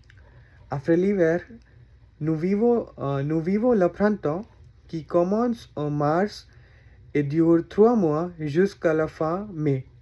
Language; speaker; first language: French; non-native, learner; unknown